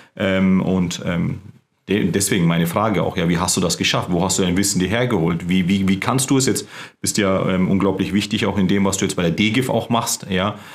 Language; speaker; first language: German; early bilingual, other home language; Turkish